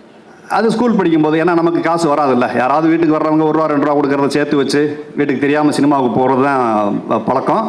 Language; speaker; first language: Tamil; native; Tamil